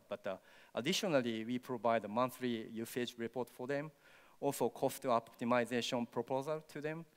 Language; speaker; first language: English; non-native, learner; Japanese